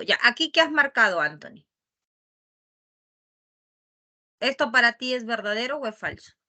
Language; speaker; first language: Spanish; native; Spanish